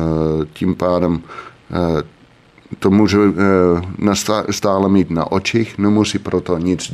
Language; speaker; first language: Czech; non-native, fluent; Dutch